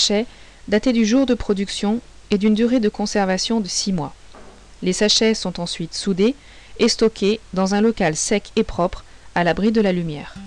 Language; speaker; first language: French; native; French